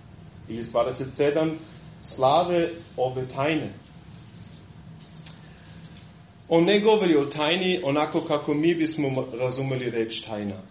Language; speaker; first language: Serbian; non-native, fluent; German